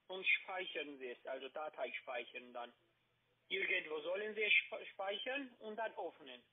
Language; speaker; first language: German; non-native, learner; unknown